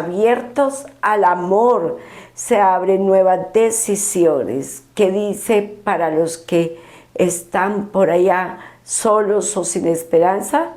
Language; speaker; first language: Spanish; native; Spanish